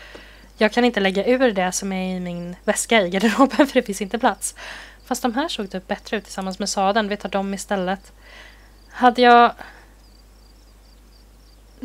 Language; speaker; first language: Swedish; native; Swedish